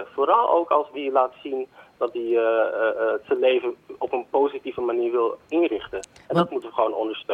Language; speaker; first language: Dutch; native; Dutch